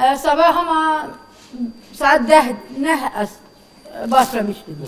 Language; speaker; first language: Turkish; non-native, local second language; Arabic